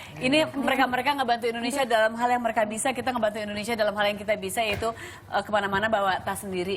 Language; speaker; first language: Indonesian; native; Indonesian